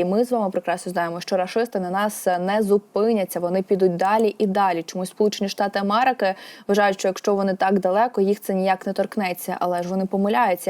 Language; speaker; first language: Ukrainian; native; Ukrainian